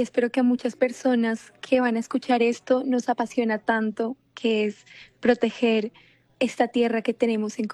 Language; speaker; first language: Spanish; native; Spanish